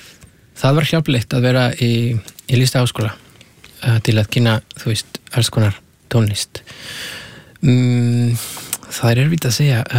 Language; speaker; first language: Icelandic; non-native, fluent; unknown